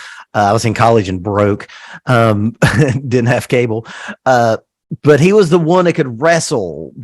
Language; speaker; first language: English; native; English